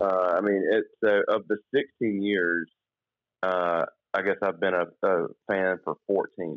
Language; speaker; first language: English; native; English